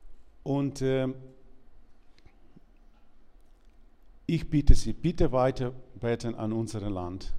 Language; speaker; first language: German; non-native, learner; Ukrainian